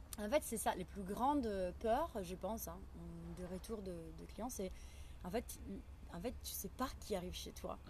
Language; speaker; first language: French; non-native, fluent; Italian